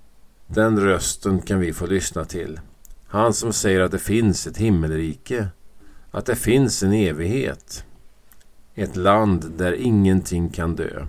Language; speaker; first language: Swedish; native; Swedish